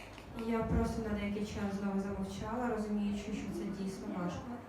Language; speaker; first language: Ukrainian; native; Ukrainian